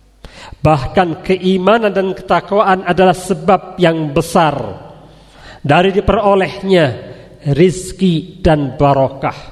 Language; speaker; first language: Indonesian; native; Indonesian